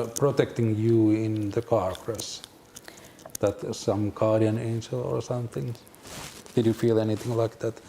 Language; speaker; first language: English; non-native, learner; Finnish